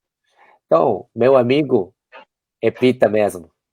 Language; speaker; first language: Portuguese; non-native, fluent; Japanese